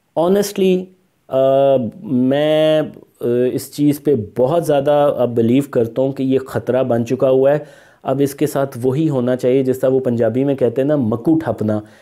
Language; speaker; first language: Urdu; non-native, local second language; Punjabi